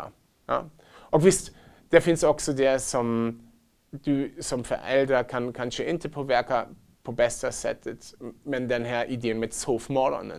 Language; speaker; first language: Swedish; non-native, fluent; German